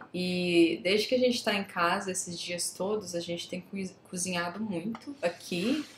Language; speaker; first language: Portuguese; native; Portuguese